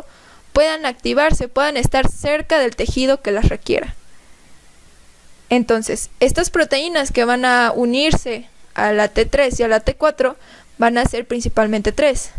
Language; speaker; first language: Spanish; native; Spanish